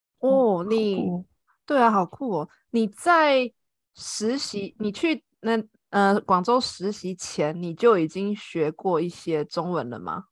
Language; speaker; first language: Chinese; native; Chinese